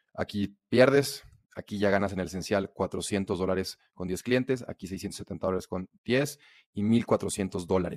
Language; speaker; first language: Spanish; native; Spanish